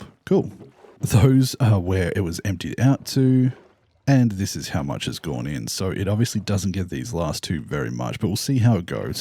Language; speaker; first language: English; native; English